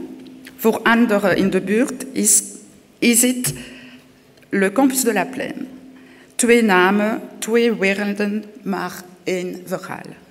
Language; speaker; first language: Dutch; non-native, local second language; French